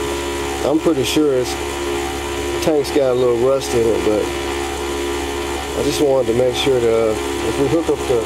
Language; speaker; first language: English; native; English